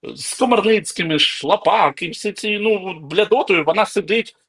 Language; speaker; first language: Ukrainian; native; Ukrainian